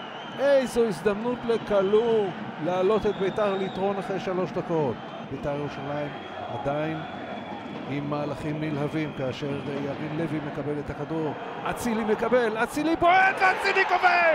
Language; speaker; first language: Hebrew; native; Hebrew